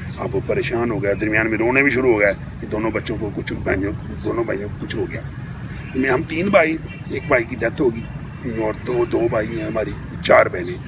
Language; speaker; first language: Urdu; non-native, local second language; Punjabi